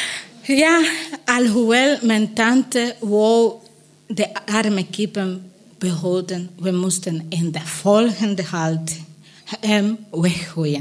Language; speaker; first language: Dutch; non-native, learner; Spanish